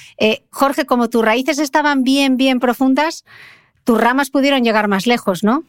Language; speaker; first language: Spanish; native; Spanish